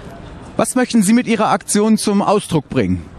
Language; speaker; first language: German; native; German